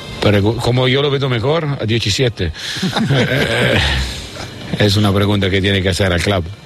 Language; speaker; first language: Spanish; non-native, learner; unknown